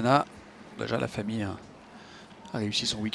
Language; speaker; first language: French; native; French